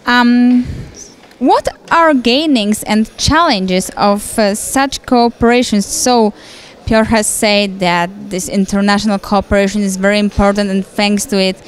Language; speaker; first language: English; non-native, fluent; Polish